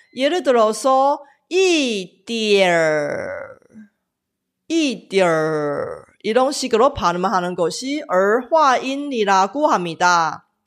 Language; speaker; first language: Korean; non-native, fluent; Chinese